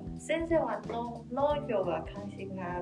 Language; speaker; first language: Japanese; non-native, learner; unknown